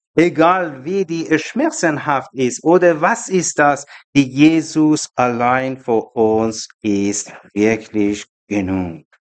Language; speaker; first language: German; non-native, learner; Persian